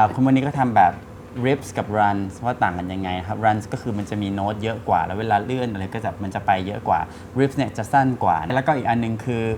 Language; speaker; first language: Thai; native; Thai